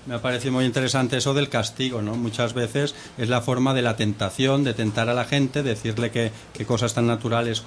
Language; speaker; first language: Spanish; native; Spanish